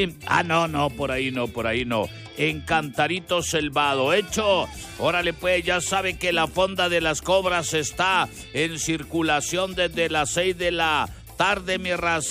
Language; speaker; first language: Spanish; native; Spanish